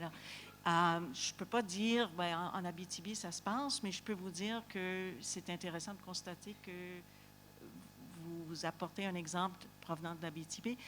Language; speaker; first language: French; native; French